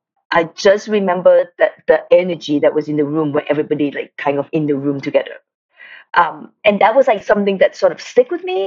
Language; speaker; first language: English; non-native, local second language; Cantonese